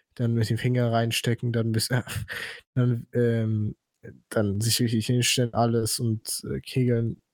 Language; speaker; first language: German; non-native, fluent; Polish